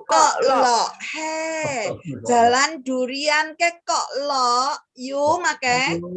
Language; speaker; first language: Chinese; early bilingual, heritage; Chinese